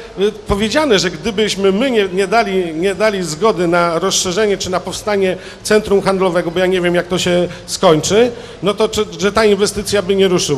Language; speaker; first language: Polish; native; Polish